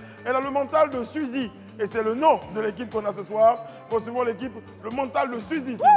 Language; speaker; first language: French; native; French